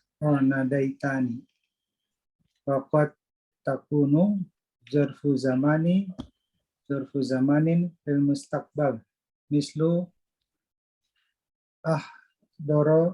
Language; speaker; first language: Arabic; non-native, learner; Indonesian